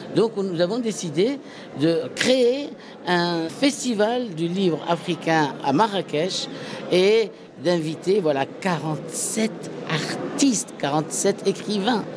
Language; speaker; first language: French; non-native, local second language; Arabic